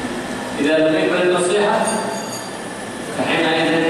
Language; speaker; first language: Arabic; native; Arabic